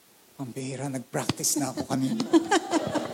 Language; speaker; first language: English; non-native, local second language; Filipino